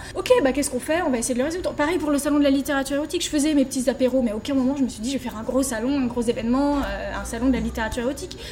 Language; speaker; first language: French; native; French